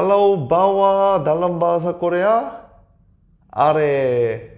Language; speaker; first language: Indonesian; non-native, fluent; Korean